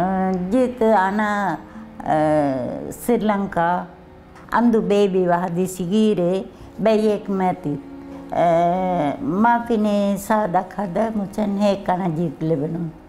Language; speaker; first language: Arabic; non-native, learner; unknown